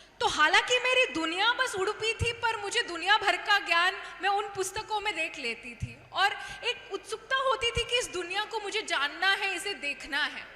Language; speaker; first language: Hindi; non-native, local second language; Kannada